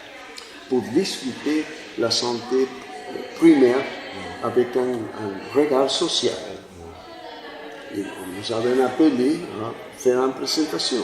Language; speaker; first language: French; non-native, fluent; Spanish